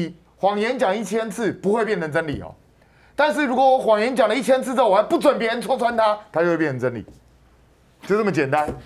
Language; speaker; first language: Chinese; native; Chinese